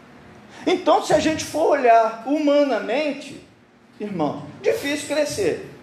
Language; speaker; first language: Portuguese; native; Portuguese